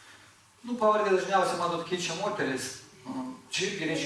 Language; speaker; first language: Lithuanian; native; Lithuanian